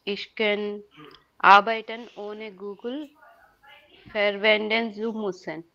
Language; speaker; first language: German; non-native, learner; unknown